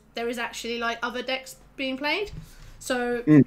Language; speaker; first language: English; native; English